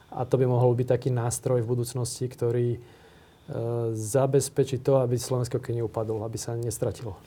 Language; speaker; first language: Slovak; native; Slovak